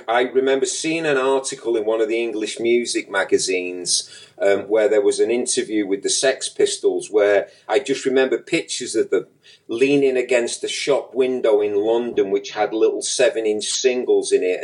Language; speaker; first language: English; native; English